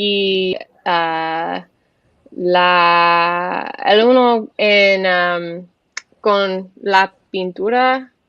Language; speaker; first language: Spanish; non-native, learner; English